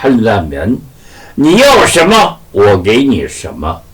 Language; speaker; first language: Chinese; non-native, fluent; Korean